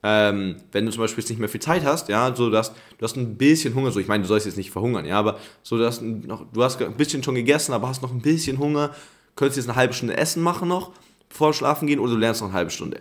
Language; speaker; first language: German; native; German